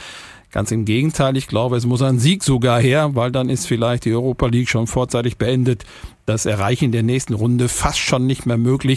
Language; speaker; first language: German; native; German